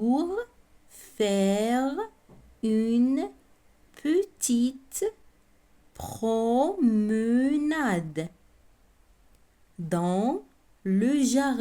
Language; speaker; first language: French; non-native, local second language; Arabic